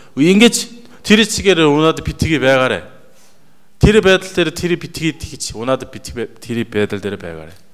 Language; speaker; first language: Mongolian; native; Mongolian